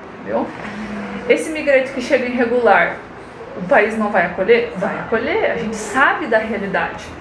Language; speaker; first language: Portuguese; native; Portuguese